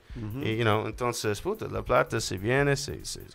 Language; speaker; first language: Spanish; non-native, learner; English